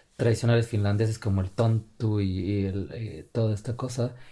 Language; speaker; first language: Spanish; native; Spanish